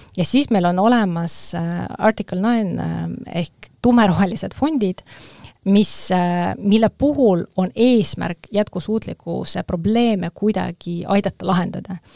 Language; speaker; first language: Estonian; non-native, local second language; Russian